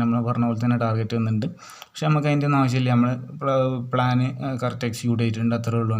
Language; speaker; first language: Malayalam; native; Malayalam